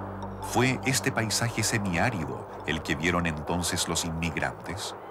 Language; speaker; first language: Spanish; native; Spanish